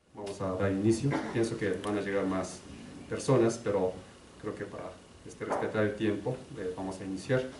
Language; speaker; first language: Spanish; native; Spanish